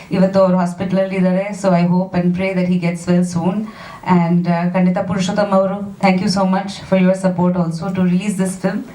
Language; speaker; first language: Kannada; non-native, fluent; Bangla